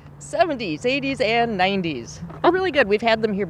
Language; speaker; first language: English; native; English